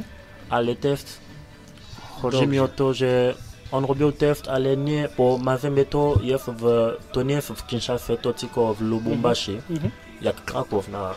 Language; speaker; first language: Polish; non-native, learner; Lingala